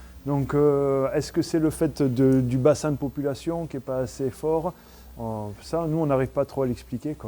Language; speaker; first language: French; native; French